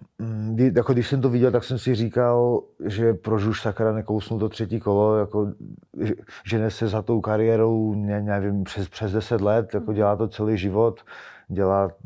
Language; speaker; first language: Czech; native; Czech